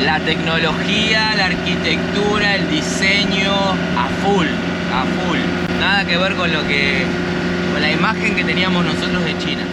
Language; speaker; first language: Spanish; native; Spanish